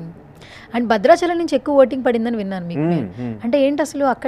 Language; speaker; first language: Telugu; native; Telugu